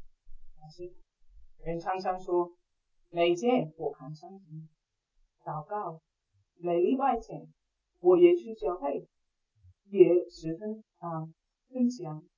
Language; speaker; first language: Chinese; non-native, fluent; English